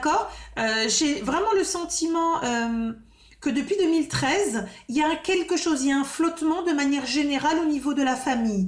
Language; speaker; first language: French; native; French